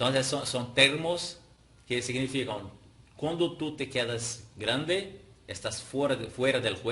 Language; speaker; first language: Spanish; non-native, fluent; Portuguese